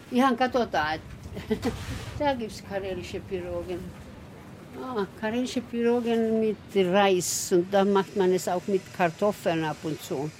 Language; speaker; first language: German; non-native, fluent; Swedish